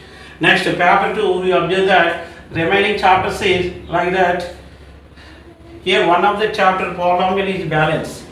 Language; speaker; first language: English; non-native, local second language; Telugu